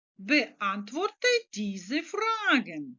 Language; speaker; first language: German; non-native, fluent; Ukrainian